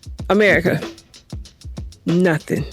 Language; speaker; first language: English; native; English